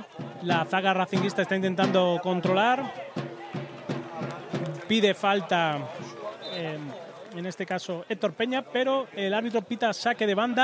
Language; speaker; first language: Spanish; native; Spanish